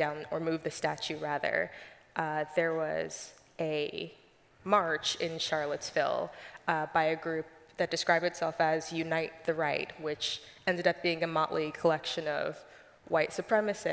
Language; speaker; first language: English; native; English